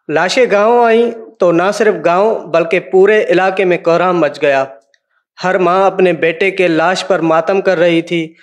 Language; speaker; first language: Urdu; non-native, local second language; Sindhi